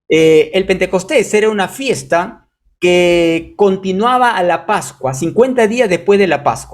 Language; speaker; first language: Spanish; native; Spanish